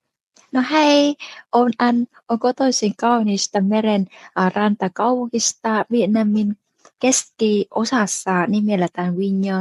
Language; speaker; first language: Finnish; non-native, fluent; Vietnamese